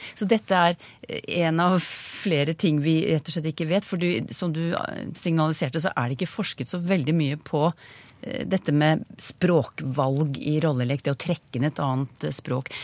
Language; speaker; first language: Norwegian; native; Norwegian